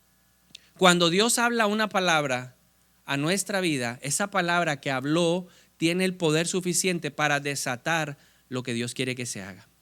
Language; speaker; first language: Spanish; native; Spanish